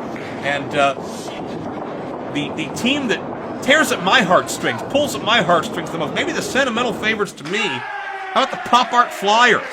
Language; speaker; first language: English; native; English